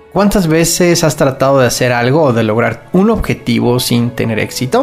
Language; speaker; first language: Spanish; native; Spanish